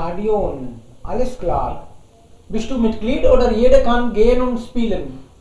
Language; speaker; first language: German; non-native, fluent; Hindi